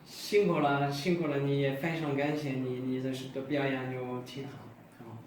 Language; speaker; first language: Chinese; non-native, learner; French